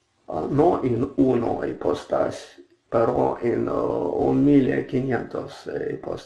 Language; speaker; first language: Spanish; non-native, learner; Russian